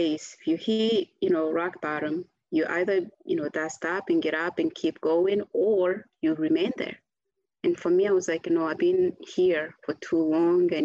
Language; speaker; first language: English; non-native, local second language; Kinyarwanda